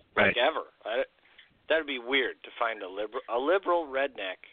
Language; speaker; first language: English; native; English